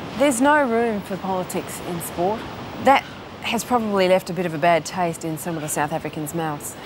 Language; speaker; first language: English; native; English